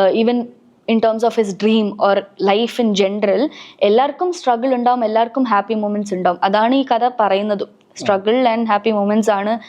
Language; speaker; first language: Malayalam; early bilingual, heritage; Malayalam